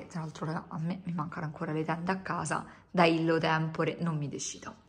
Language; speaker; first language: Italian; native; Italian